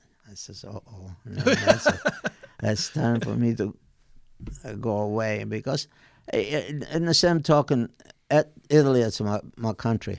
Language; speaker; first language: English; non-native, fluent; Italian